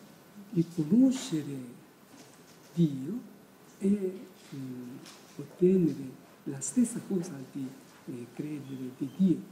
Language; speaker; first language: Italian; non-native, fluent; Korean